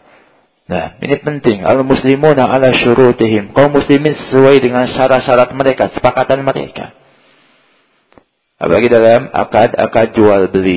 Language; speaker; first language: Indonesian; native; Indonesian